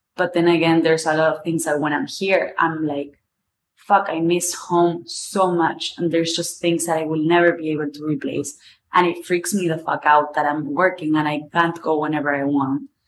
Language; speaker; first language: English; non-native, fluent; Spanish